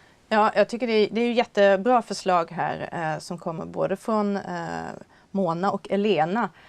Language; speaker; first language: Swedish; native; Swedish